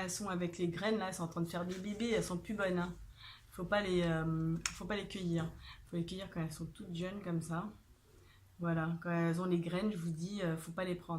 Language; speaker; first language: French; native; French